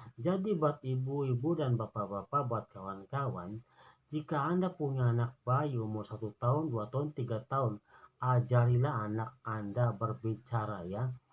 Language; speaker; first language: Indonesian; non-native, local second language; Sundanese